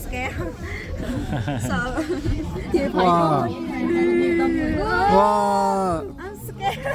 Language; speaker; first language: English; non-native, learner; Vietnamese